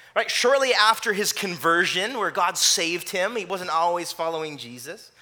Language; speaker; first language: English; native; English